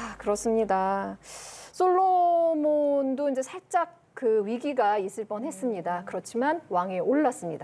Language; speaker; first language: Korean; native; Korean